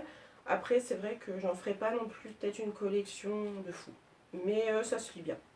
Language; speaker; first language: French; native; French